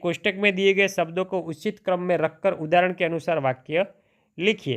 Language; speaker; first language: Hindi; non-native, local second language; Gujarati